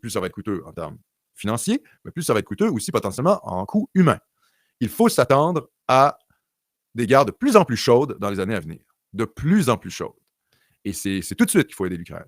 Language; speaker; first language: French; native; French